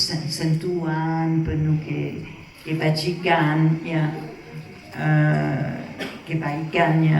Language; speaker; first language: Indonesian; non-native, fluent; French